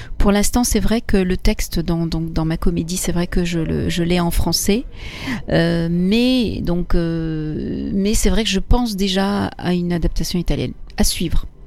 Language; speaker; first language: French; early bilingual, other home language; Italian